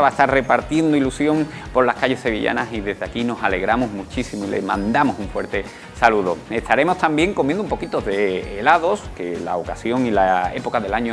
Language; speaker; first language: Spanish; native; Spanish